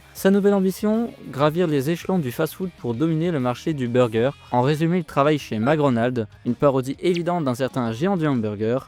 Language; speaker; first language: French; native; French